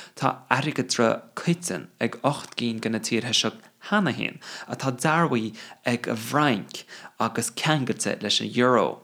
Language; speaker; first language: Irish; non-native, fluent; English